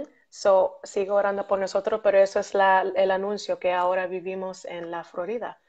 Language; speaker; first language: Spanish; early bilingual, other home language; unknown